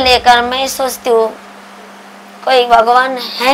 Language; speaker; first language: Hindi; non-native, local second language; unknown